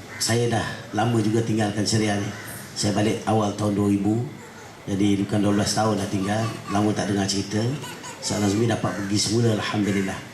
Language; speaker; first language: Malay; native; Malay